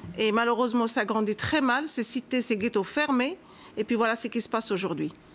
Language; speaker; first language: French; non-native, local second language; Arabic